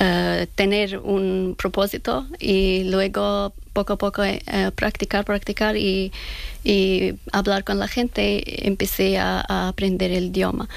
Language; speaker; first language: Spanish; non-native, fluent; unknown